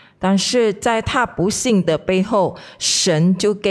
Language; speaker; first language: Chinese; non-native, fluent; Indonesian